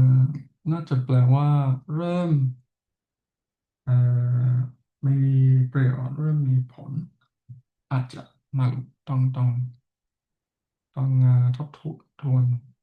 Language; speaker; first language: Thai; non-native, learner; English